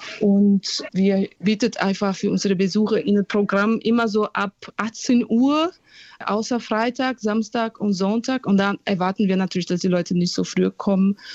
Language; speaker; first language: German; non-native, fluent; Portuguese